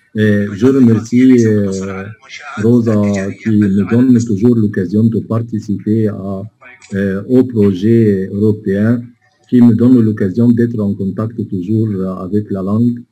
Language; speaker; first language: French; non-native, fluent; Arabic